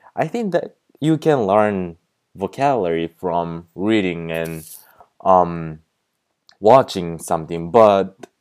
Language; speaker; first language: English; non-native, fluent; Japanese